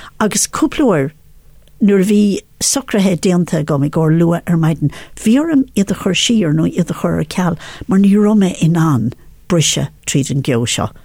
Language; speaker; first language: Irish; non-native, local second language; English